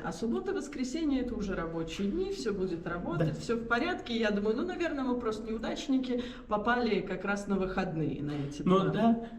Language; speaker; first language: Russian; native; Russian